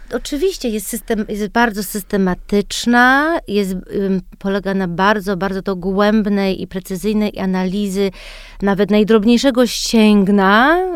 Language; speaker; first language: Polish; early bilingual, heritage; Polish